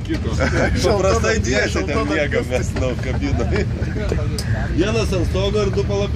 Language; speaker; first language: Lithuanian; native; Lithuanian